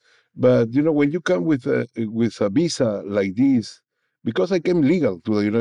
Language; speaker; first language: English; non-native, learner; Spanish